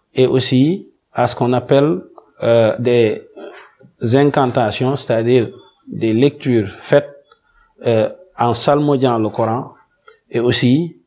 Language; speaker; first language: French; non-native, local second language; Wolof